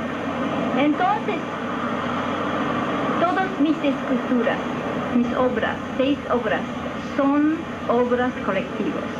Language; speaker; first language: Spanish; non-native, fluent; Japanese